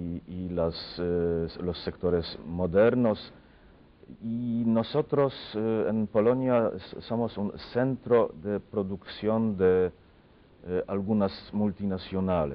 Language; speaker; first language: Spanish; non-native, fluent; Polish